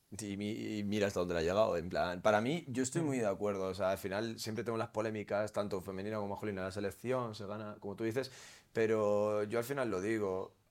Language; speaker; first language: Spanish; native; Spanish